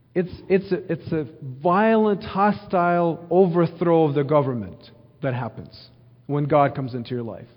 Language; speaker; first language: English; early bilingual, other home language; Ukrainian